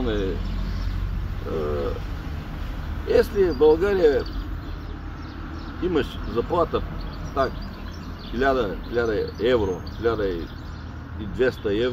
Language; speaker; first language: Russian; non-native, learner; Bulgarian